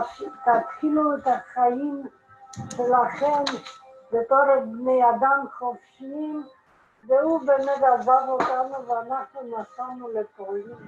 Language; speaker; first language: Hebrew; non-native, fluent; Polish